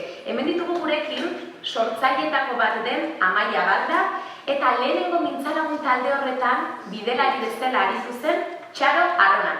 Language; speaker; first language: Basque; native; Basque